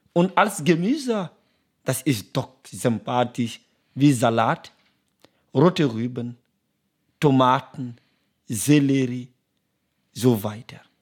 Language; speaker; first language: German; non-native, learner; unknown